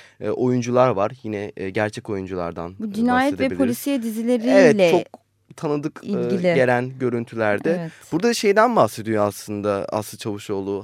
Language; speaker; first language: Turkish; native; Turkish